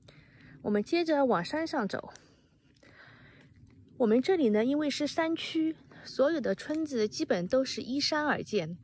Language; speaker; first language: Chinese; native; Chinese